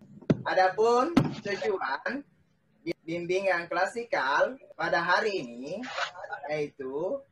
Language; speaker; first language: Indonesian; native; Indonesian